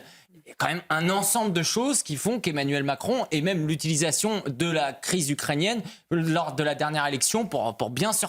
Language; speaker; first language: French; native; French